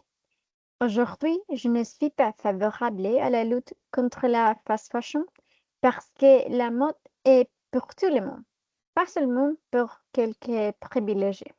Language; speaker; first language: French; non-native, fluent; Spanish